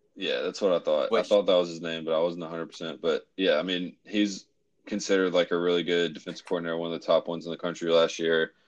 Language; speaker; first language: English; native; English